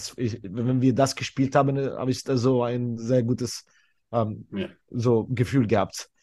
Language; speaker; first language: German; non-native, fluent; Italian